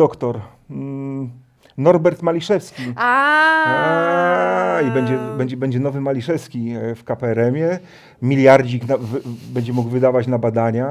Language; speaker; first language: Polish; native; Polish